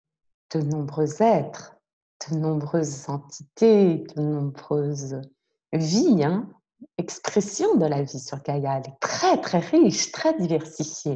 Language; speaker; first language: French; native; French